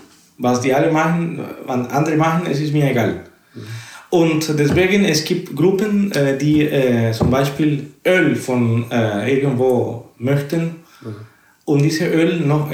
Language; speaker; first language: German; non-native, fluent; Spanish